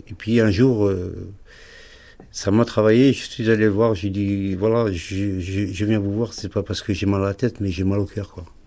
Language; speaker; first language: French; early bilingual, other home language; Arabic